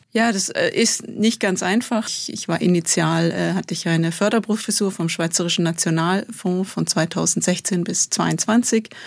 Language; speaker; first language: German; native; German